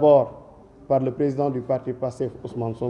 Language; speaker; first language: French; non-native, local second language; Wolof